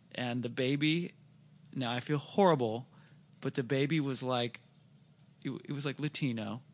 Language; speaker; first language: English; native; English